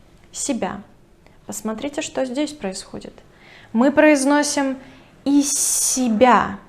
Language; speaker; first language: Russian; native; Russian